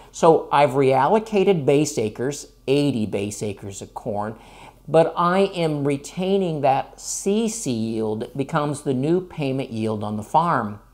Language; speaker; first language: English; native; English